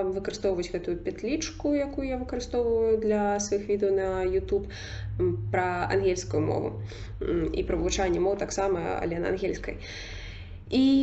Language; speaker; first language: Belarusian; non-native, local second language; Russian